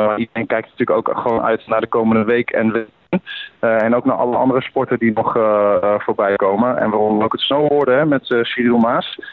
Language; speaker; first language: Dutch; native; Dutch